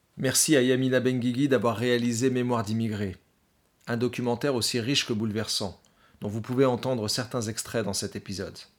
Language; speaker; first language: French; early bilingual, other home language; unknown